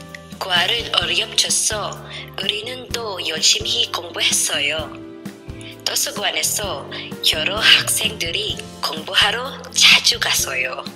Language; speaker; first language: Korean; non-native, learner; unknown